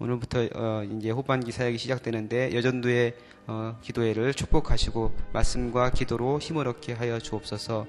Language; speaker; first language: Korean; native; Korean